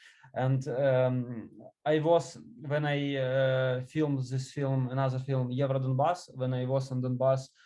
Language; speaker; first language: English; non-native, learner; Ukrainian